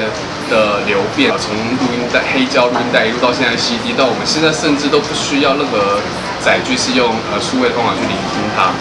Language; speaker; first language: Chinese; native; Chinese